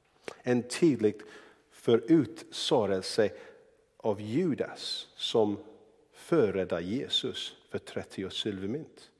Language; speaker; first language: Swedish; non-native, fluent; English